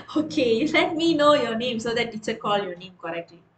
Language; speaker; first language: English; non-native, local second language; Malay